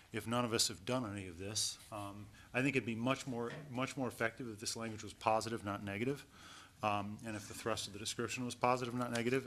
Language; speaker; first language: English; native; English